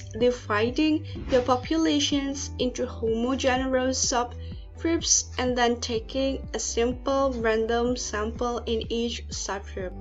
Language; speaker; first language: English; non-native, learner; Indonesian